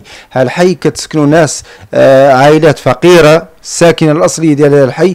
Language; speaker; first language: Arabic; native; Arabic